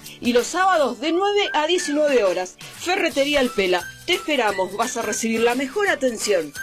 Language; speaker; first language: Spanish; native; Spanish